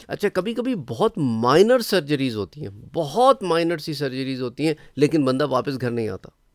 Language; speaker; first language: Urdu; native; Urdu